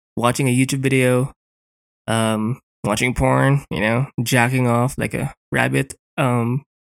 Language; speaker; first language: English; non-native, local second language; Filipino